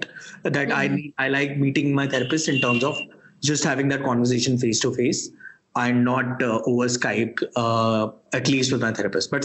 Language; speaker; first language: English; non-native, local second language; Hindi